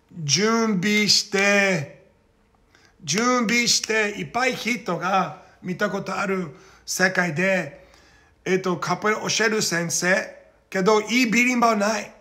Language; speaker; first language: Japanese; non-native, learner; Portuguese